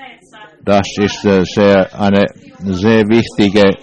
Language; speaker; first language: German; non-native, learner; English